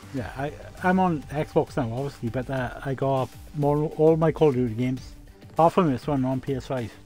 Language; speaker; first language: English; native; English